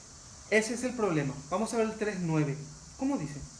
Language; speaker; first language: Spanish; native; Spanish